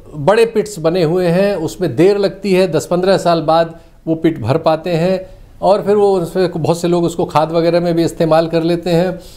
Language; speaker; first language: Hindi; native; Hindi